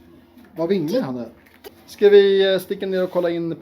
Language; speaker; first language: Swedish; native; Swedish